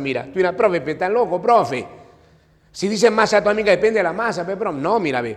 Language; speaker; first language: Spanish; native; Spanish